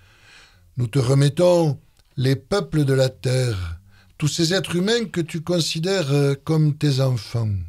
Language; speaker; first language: French; native; French